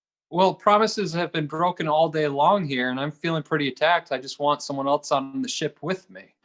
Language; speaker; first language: English; native; English